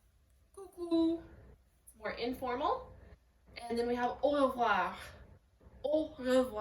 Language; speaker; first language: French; non-native, fluent; English